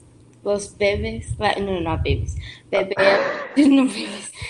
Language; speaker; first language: Spanish; non-native, learner; English